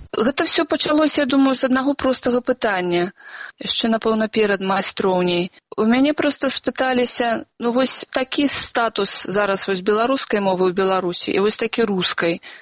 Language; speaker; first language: Belarusian; non-native, local second language; Russian